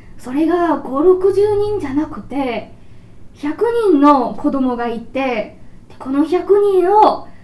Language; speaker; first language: Japanese; non-native, fluent; Chinese